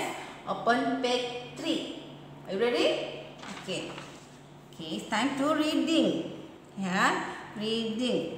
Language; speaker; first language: English; non-native, learner; Indonesian